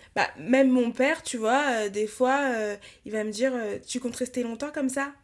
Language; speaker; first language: French; native; French